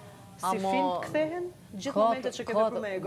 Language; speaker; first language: Albanian; native; Albanian